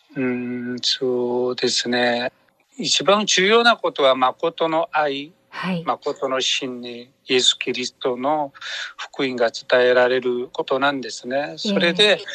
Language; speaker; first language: Japanese; non-native, fluent; Korean